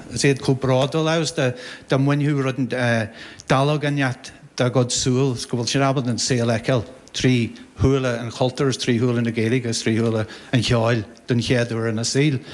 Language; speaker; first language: Irish; native; Irish